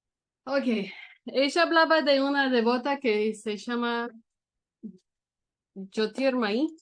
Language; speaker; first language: Spanish; non-native, learner; English